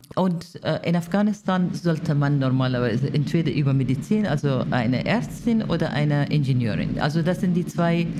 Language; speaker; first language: German; non-native, fluent; Persian